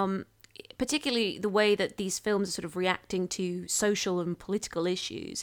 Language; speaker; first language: English; non-native, local second language; Cantonese